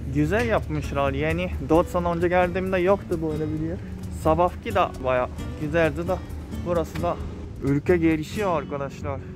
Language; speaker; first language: Turkish; non-native, fluent; Japanese